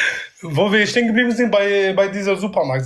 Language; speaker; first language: German; non-native, fluent; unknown